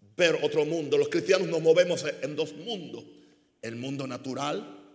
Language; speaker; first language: Spanish; early bilingual, heritage; Spanish